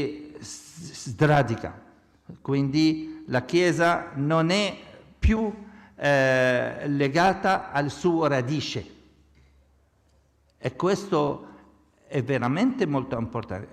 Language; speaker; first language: Italian; non-native, fluent; Arabic